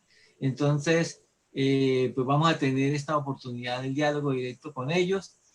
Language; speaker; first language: Spanish; native; Spanish